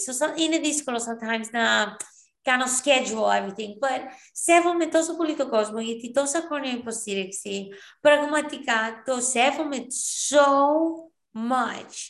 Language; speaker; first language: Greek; early bilingual, heritage; Greek